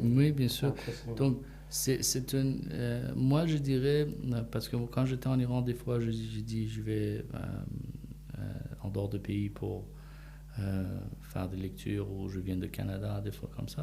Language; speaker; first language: French; non-native, fluent; Persian